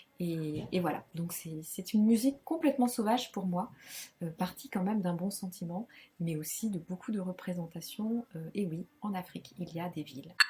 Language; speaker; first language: French; non-native, local second language; Kinyarwanda